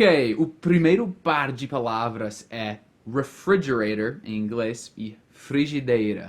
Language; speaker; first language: Portuguese; non-native, fluent; English